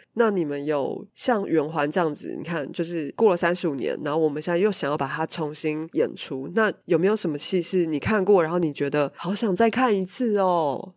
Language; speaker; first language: Chinese; native; Chinese